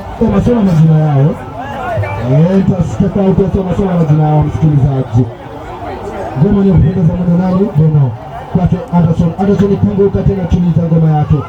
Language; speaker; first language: Swahili; non-native, local second language; Luyia